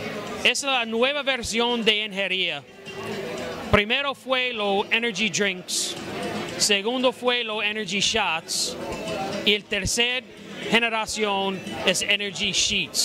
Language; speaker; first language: Spanish; non-native, fluent; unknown